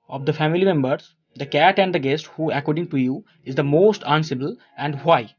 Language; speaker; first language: English; non-native, local second language; Bangla